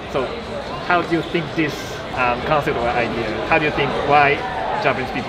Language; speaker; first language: English; non-native, learner; Japanese